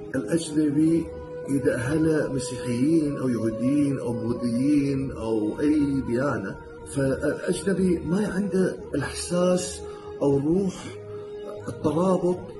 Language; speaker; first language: Arabic; non-native, fluent; Chinese